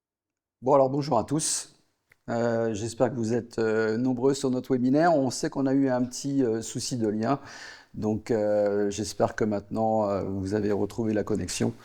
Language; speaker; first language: French; native; French